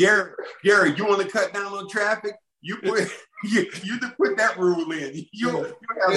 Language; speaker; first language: English; native; English